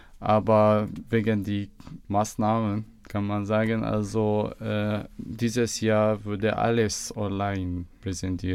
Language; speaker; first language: German; non-native, learner; Arabic